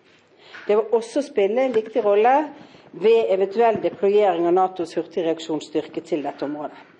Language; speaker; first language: Norwegian; native; Norwegian